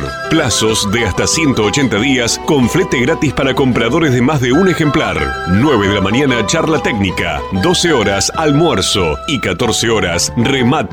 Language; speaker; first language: Spanish; native; Spanish